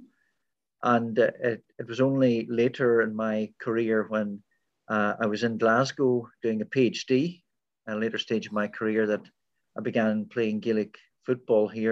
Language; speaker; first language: English; native; English